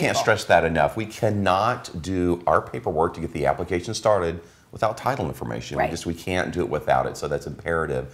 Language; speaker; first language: English; native; English